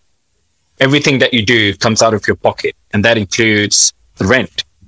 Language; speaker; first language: English; non-native, local second language; Urdu